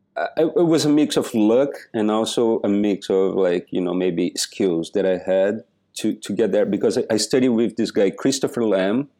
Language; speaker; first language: English; non-native, fluent; Portuguese